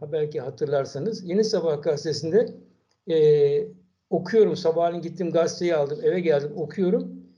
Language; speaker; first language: Turkish; native; Turkish